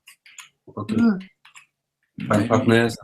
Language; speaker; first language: English; non-native, learner; French